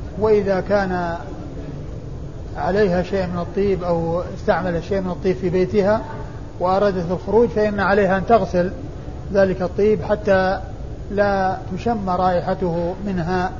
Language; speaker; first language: Arabic; native; Arabic